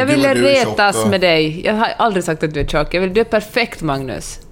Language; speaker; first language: Swedish; native; Swedish